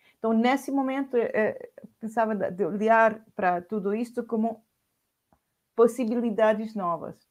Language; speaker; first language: Portuguese; non-native, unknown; Spanish